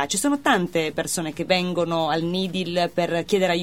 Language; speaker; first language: Italian; native; Italian